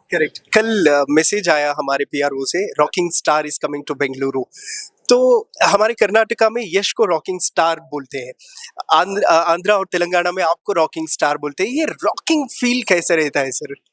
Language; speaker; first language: Hindi; non-native, local second language; Kannada